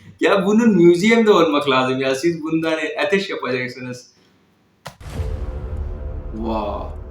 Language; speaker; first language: Turkish; non-native, learner; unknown